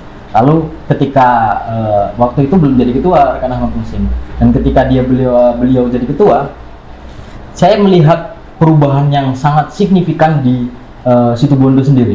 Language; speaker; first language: Indonesian; non-native, local second language; Javanese